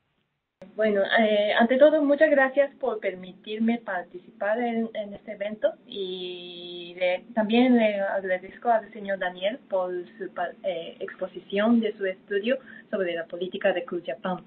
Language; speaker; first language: Spanish; non-native, fluent; Japanese